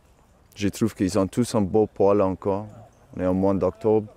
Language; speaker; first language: French; non-native, fluent; English